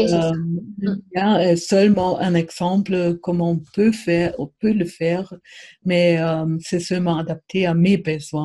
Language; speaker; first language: French; non-native, fluent; German